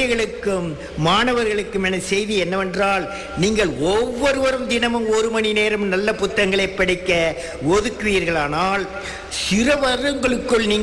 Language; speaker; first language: Tamil; native; Tamil